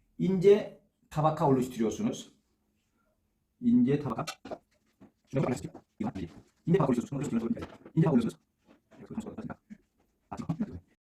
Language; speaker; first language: Turkish; non-native, learner; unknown